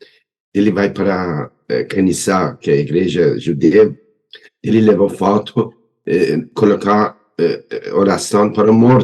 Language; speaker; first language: Portuguese; non-native, learner; Persian